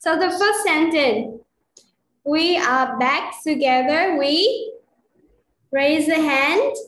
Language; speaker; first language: English; non-native, fluent; Vietnamese